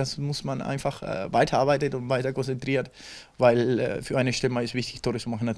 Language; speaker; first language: German; non-native, fluent; Spanish